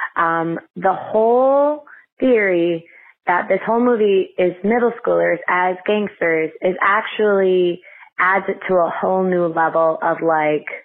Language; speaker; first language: English; native; English